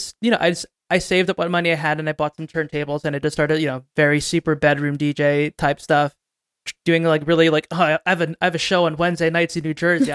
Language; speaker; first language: English; native; English